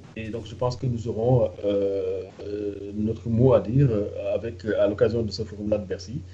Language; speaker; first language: French; non-native, local second language; Fula